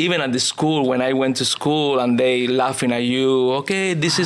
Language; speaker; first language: English; non-native, learner; Spanish